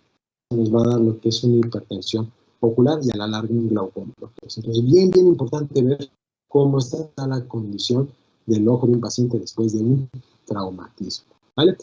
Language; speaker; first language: Spanish; native; Spanish